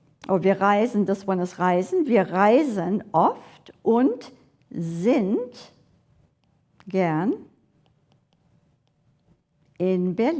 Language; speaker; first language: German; non-native, fluent; English